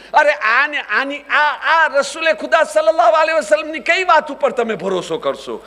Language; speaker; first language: Gujarati; early bilingual, heritage; Gujarati